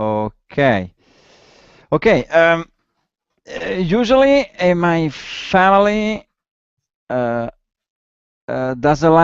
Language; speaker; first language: English; non-native, learner; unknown